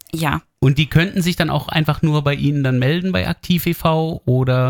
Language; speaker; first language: German; native; German